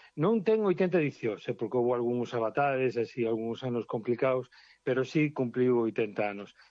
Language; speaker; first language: Galician; non-native, local second language; Spanish